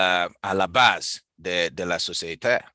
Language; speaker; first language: French; non-native, learner; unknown